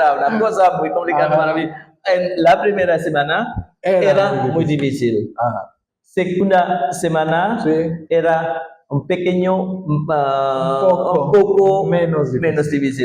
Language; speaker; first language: Spanish; non-native, learner; Indonesian